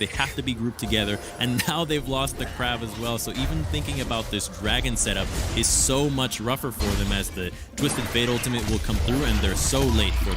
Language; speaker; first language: English; native; English